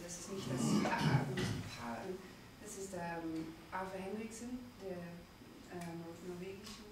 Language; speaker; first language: German; non-native, fluent; Dutch